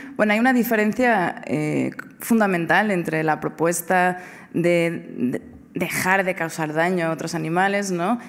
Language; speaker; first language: Spanish; non-native, fluent; Portuguese